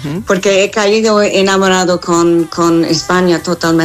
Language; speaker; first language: Spanish; non-native, fluent; English